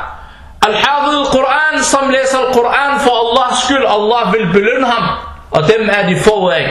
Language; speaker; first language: Danish; non-native, fluent; Arabic